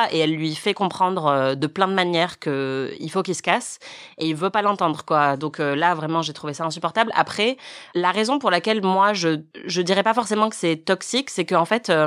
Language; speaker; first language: French; native; French